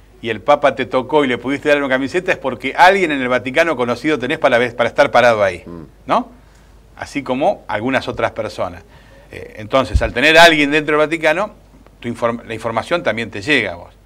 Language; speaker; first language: Spanish; native; Spanish